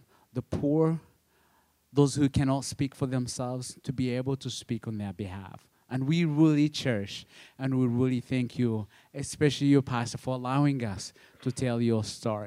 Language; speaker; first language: English; non-native, local second language; Kinyarwanda